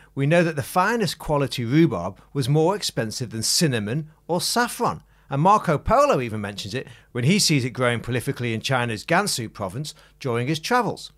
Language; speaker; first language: English; native; English